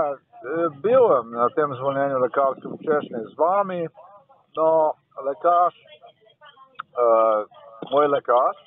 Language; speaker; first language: Polish; non-native, learner; Slovenian